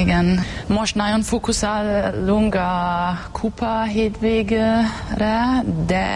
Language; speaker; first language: Hungarian; non-native, learner; German